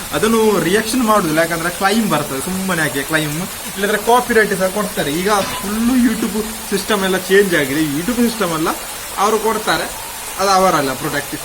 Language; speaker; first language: Kannada; non-native, local second language; Tulu